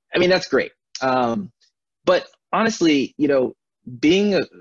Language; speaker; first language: English; native; English